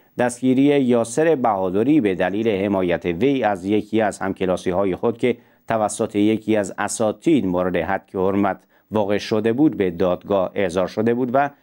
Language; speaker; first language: Persian; non-native, local second language; Central Kurdish